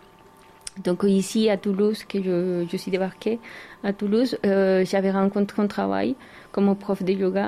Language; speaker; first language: French; non-native, fluent; Spanish